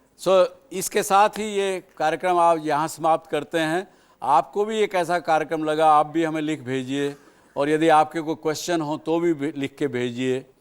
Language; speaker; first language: Hindi; native; Hindi